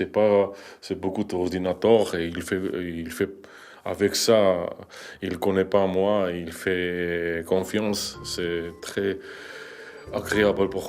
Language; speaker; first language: French; non-native, learner; Georgian